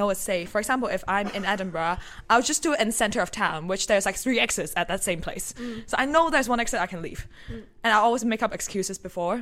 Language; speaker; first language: English; non-native, local second language; Cantonese